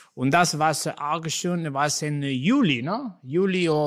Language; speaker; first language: German; non-native, learner; Italian